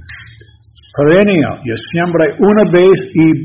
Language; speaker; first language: Spanish; non-native, learner; English